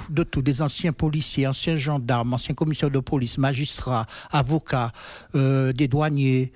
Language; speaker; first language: French; native; French